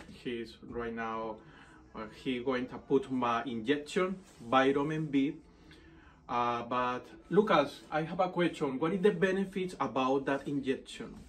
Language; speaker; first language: English; non-native, learner; Spanish